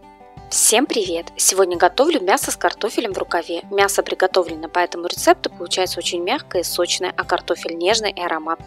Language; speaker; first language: Russian; native; Russian